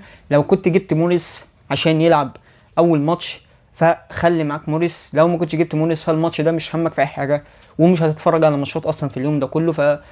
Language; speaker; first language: Arabic; native; Arabic